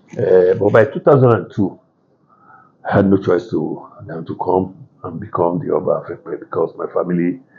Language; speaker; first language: English; non-native, local second language; Yoruba